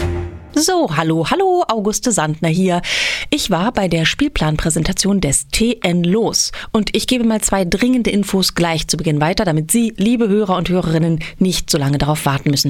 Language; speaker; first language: German; native; German